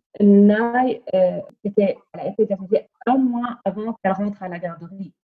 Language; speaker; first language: French; non-native, fluent; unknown